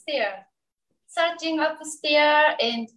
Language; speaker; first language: English; non-native, learner; Japanese